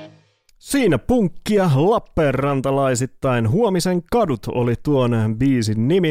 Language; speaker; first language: Finnish; native; Finnish